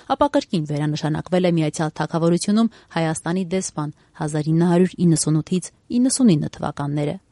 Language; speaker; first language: Armenian; native; Armenian